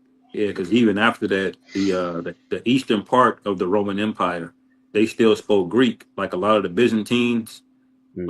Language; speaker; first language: English; native; English